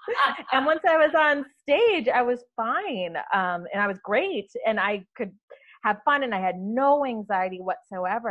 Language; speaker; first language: English; native; English